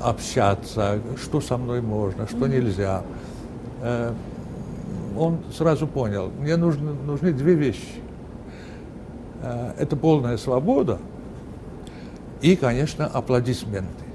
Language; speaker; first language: Russian; non-native, fluent; Armenian